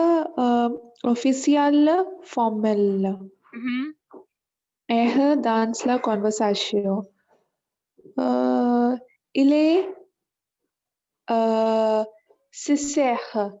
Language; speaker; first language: French; non-native, learner; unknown